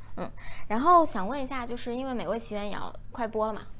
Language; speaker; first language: Chinese; native; Chinese